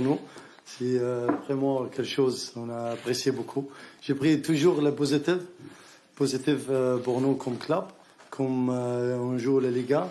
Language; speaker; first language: French; non-native, learner; Arabic